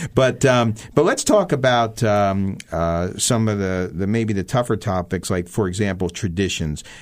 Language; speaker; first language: English; early bilingual, other home language; Armenian